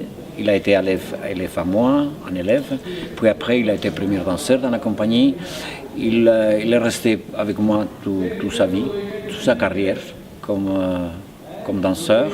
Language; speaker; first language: French; non-native, fluent; Spanish